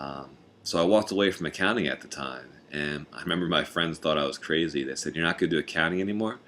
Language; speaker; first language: English; native; English